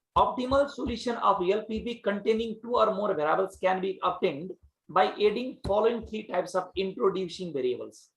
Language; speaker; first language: English; non-native, local second language; Nepali